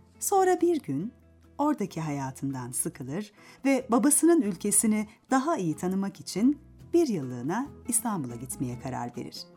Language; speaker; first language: Turkish; native; Turkish